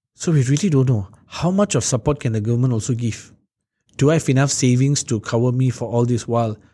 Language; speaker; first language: English; native; English